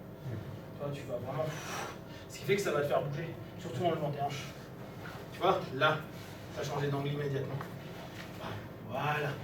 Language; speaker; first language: French; native; French